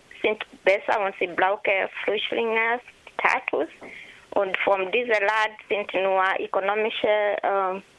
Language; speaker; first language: German; non-native, learner; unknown